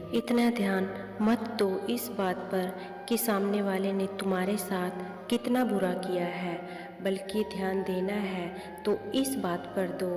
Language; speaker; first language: Hindi; native; Hindi